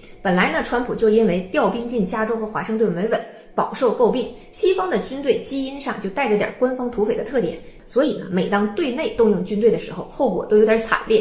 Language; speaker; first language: Chinese; native; Chinese